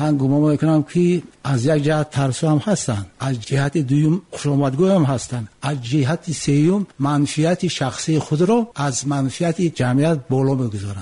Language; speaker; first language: Tajik; native; Tajik